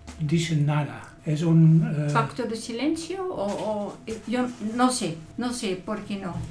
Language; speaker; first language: Spanish; non-native, learner; Dutch